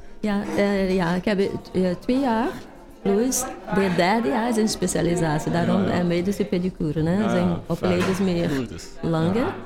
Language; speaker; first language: Dutch; non-native, learner; Portuguese